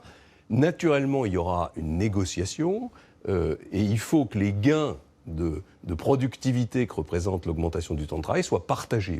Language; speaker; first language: French; native; French